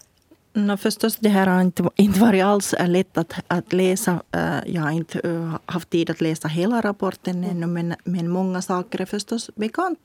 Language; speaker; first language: Swedish; non-native, local second language; Finnish